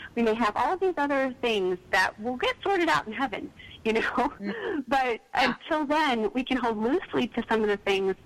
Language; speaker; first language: English; native; English